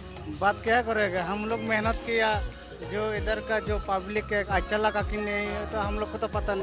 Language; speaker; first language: Hindi; non-native, local second language; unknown